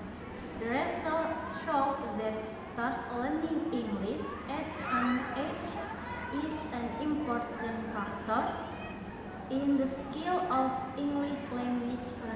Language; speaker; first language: English; non-native, learner; Indonesian